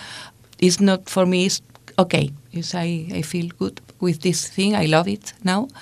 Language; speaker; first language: English; non-native, learner; Spanish